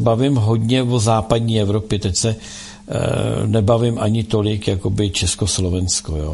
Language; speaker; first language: Czech; native; Czech